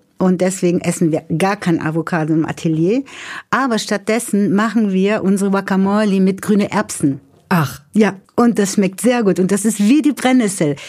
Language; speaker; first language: German; native; German